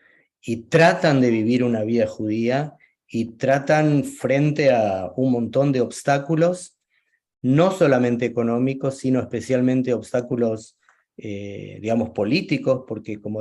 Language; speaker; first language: Spanish; native; Spanish